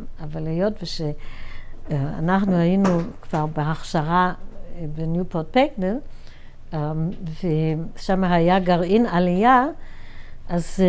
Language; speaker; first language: Hebrew; non-native, fluent; German